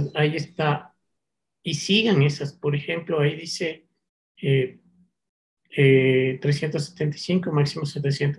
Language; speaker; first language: Spanish; native; Spanish